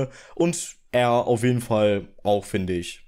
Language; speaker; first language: German; native; German